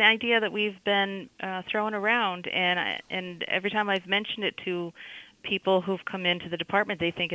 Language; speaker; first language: English; native; English